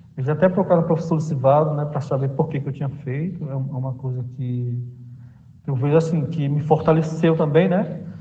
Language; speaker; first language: Portuguese; non-native, local second language; Kayapó